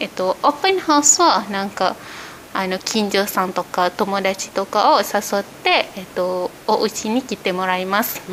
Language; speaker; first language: Japanese; non-native, fluent; Malay